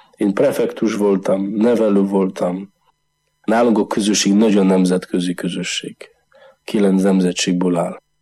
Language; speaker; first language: Hungarian; non-native, learner; Polish